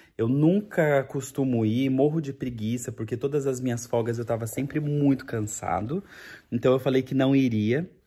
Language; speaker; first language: Portuguese; native; Portuguese